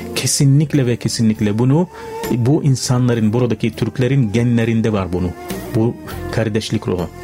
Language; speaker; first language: Turkish; non-native, fluent; Arabic